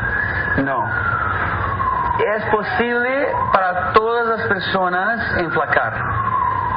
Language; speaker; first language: Spanish; non-native, fluent; Portuguese